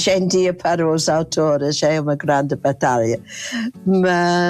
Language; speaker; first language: Portuguese; non-native, fluent; English